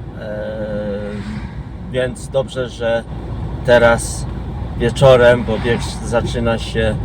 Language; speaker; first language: Polish; non-native, fluent; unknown